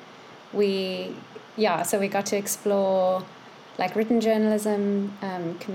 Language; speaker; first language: English; native; English